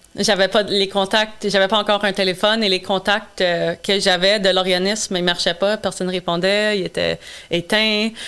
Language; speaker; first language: French; non-native, local second language; English